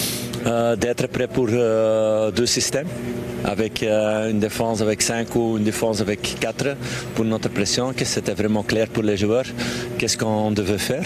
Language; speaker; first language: French; non-native, local second language; Dutch